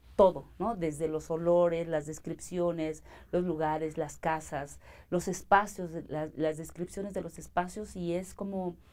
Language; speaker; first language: Spanish; native; Spanish